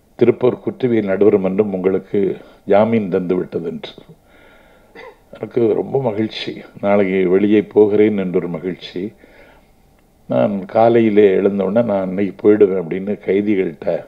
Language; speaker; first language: Tamil; native; Tamil